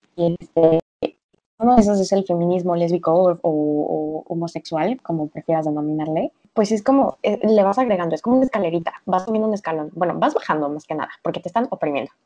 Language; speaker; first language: Spanish; native; Spanish